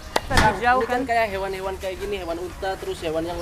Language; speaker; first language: Indonesian; native; Indonesian